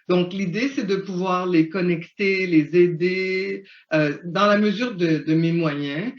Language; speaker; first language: French; early bilingual, other home language; Haitian Creole